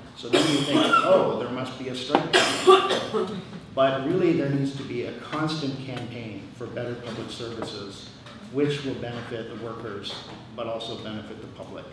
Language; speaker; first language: English; native; English